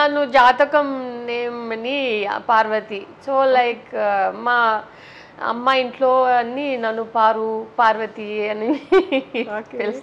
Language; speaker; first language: Telugu; non-native, local second language; Tamil